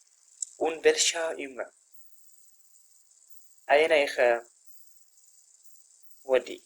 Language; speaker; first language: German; non-native, fluent; Tigrinya